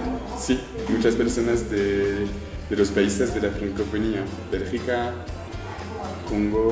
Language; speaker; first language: Spanish; non-native, learner; French